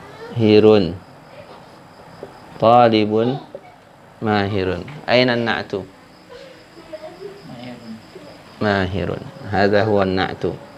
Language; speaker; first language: Arabic; non-native, fluent; Indonesian